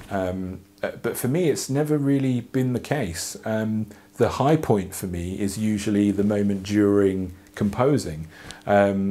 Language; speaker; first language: English; native; English